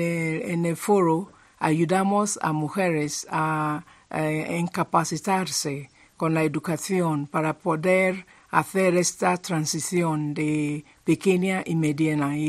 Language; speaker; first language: Spanish; non-native, fluent; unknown